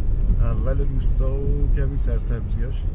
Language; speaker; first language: Persian; native; Persian